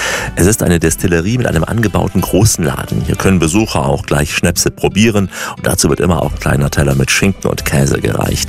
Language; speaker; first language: German; native; German